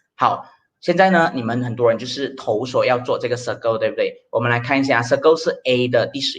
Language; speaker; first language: Chinese; native; Chinese